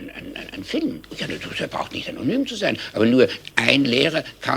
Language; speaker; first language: German; native; German